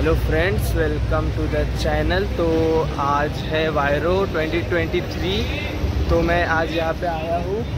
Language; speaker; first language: Hindi; non-native, local second language; Marathi